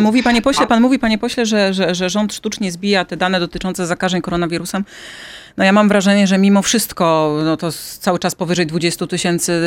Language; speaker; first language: Polish; native; Polish